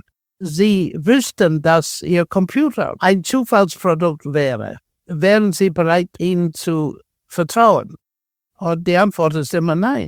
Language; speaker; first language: German; non-native, fluent; English